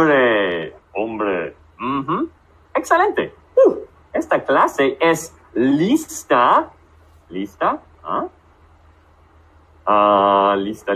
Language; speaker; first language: Spanish; non-native, fluent; English